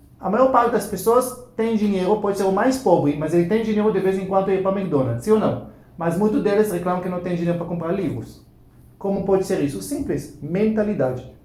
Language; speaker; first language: Portuguese; non-native, fluent; Hebrew